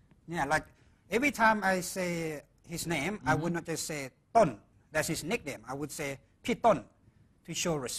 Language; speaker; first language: English; non-native, fluent; Thai